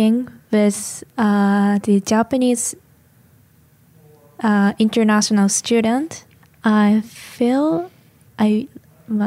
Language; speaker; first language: English; non-native, learner; Japanese